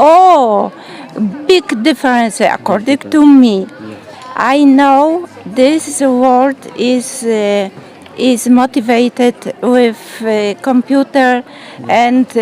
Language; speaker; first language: English; non-native, learner; Polish